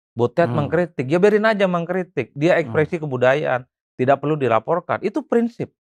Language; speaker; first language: Indonesian; non-native, local second language; Madurese